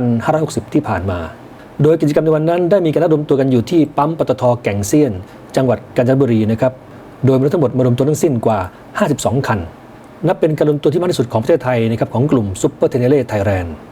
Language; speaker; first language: Thai; native; Thai